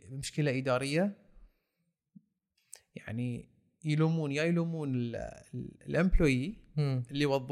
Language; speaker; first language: Arabic; native; Arabic